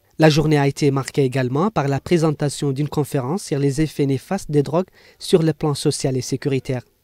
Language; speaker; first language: French; non-native, local second language; Arabic